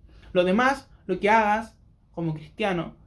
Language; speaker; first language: Spanish; native; Spanish